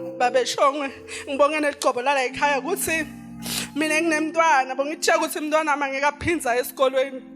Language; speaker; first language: Zulu; non-native, local second language; Swati